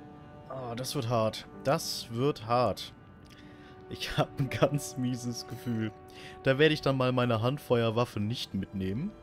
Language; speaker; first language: German; native; German